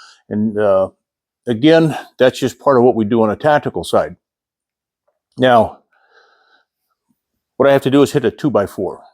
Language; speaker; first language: English; native; English